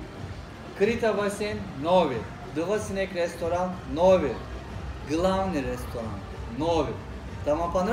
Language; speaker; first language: Russian; non-native, learner; Turkish